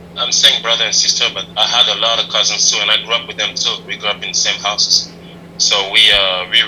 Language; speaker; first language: English; non-native, fluent; French